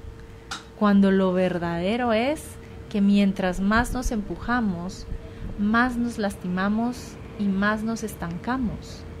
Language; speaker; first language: Spanish; native; Spanish